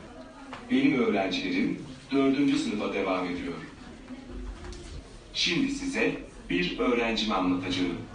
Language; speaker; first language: Turkish; non-native, learner; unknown